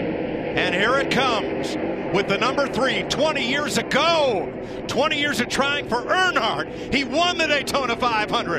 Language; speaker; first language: English; native; English